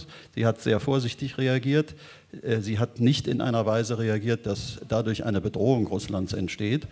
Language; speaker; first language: German; native; German